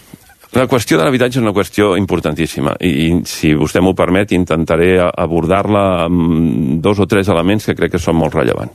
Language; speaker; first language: Catalan; native; Catalan